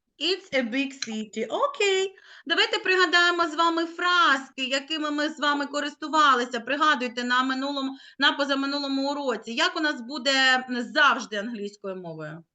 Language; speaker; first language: Ukrainian; native; Ukrainian